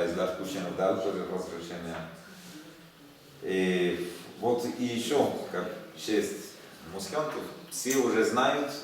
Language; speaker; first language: Russian; non-native, learner; Spanish